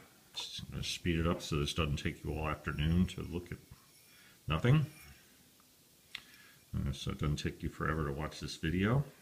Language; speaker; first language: English; native; English